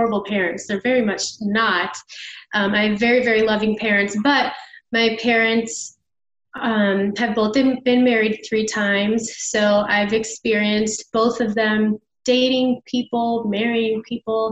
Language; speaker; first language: English; native; English